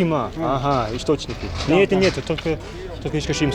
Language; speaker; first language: Russian; non-native, fluent; English